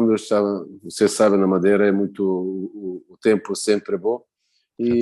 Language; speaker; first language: Portuguese; non-native, fluent; Bulgarian